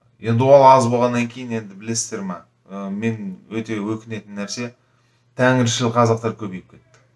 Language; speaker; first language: Kazakh; native; Kazakh